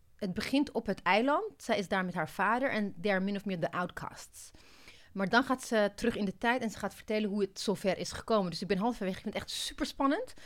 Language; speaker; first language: Dutch; non-native, fluent; Amharic